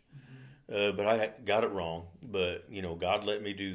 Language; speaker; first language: English; native; English